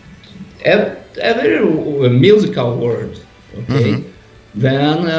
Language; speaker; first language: English; non-native, learner; Portuguese